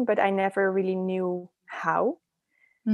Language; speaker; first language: English; non-native, fluent; Dutch